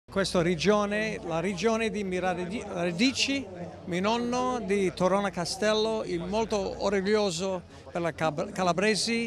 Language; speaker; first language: Italian; non-native, learner; English